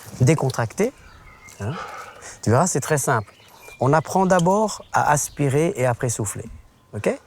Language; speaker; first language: French; early bilingual, other home language; Khmer